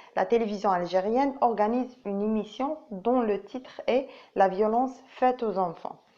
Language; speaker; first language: French; non-native, local second language; Arabic